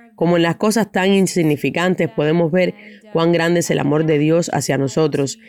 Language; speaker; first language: Spanish; non-native, fluent; Ukrainian